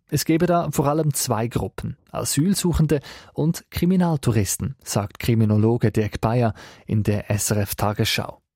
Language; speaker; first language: German; native; German